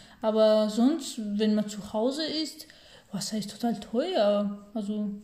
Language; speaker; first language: German; non-native, learner; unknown